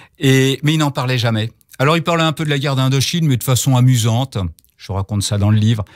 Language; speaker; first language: French; native; French